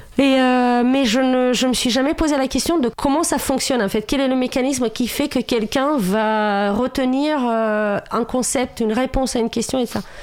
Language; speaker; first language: French; non-native, fluent; Romanian